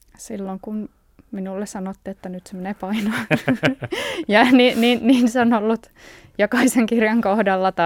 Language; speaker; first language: Finnish; early bilingual, other home language; Russian